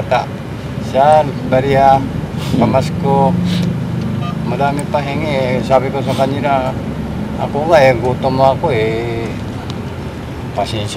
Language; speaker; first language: Filipino; non-native, learner; Japanese